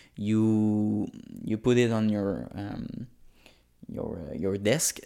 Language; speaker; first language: English; non-native, fluent; French